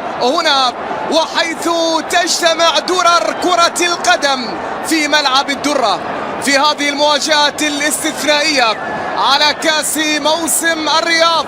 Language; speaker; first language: Arabic; native; Arabic